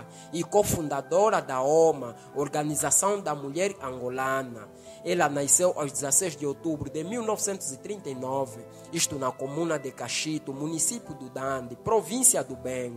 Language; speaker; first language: Portuguese; native; Portuguese